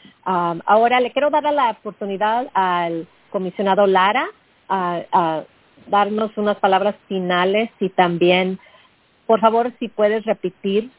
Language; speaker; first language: Spanish; early bilingual, heritage; Spanish